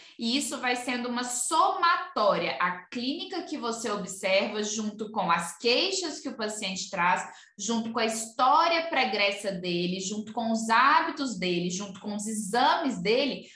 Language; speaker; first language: Portuguese; native; Portuguese